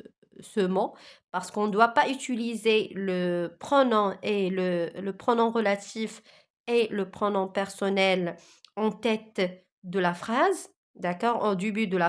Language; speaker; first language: French; non-native, local second language; Arabic